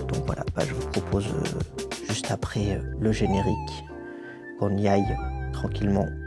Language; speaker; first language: French; native; French